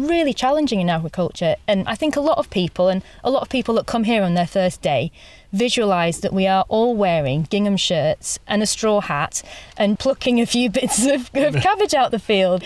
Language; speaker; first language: English; native; English